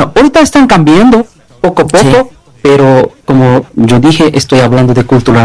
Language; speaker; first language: Spanish; non-native, learner; Bangla